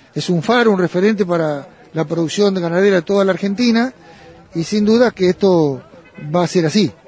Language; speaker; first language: Spanish; native; Spanish